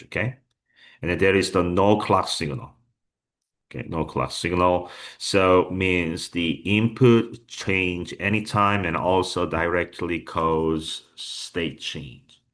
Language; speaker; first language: English; non-native, fluent; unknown